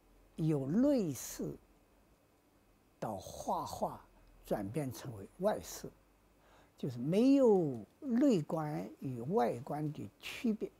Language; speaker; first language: Chinese; native; Chinese